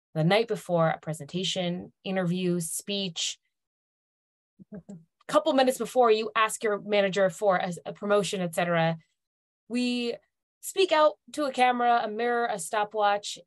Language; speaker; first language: English; native; English